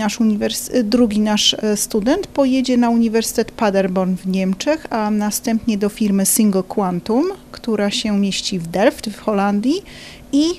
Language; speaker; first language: Polish; native; Polish